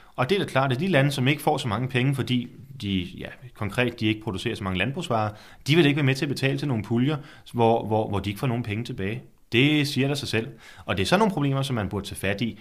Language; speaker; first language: Danish; native; Danish